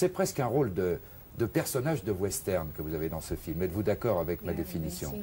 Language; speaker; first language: French; native; French